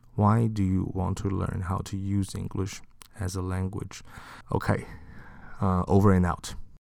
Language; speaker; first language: English; non-native, fluent; Chinese